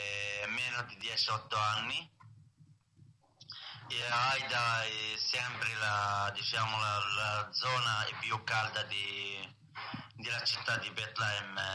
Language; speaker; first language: Italian; non-native, learner; Arabic